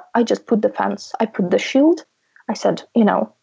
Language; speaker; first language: English; non-native, fluent; Russian